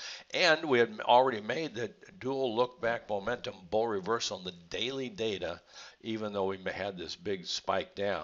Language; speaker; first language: English; native; English